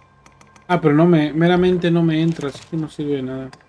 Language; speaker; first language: Spanish; native; Spanish